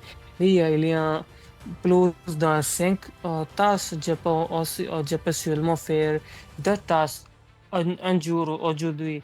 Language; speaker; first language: French; non-native, learner; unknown